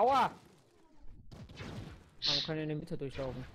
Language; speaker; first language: German; native; German